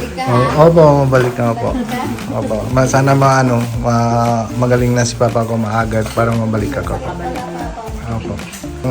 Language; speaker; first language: Filipino; non-native, learner; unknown